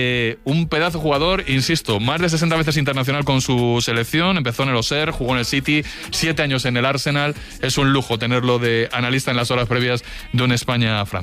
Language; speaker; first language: Spanish; native; Spanish